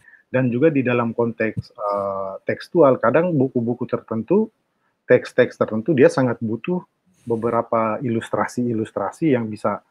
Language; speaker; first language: Indonesian; native; Indonesian